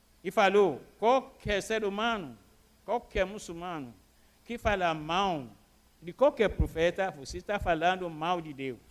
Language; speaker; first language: Portuguese; non-native, fluent; Arabic